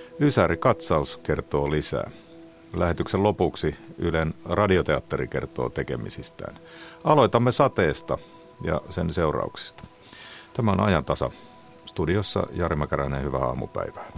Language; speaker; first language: Finnish; native; Finnish